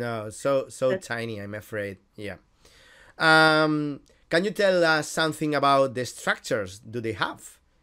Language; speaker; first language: English; non-native, fluent; Galician